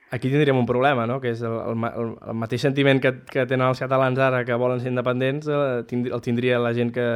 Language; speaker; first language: Catalan; native; Catalan